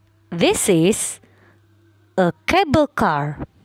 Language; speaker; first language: English; non-native, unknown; Indonesian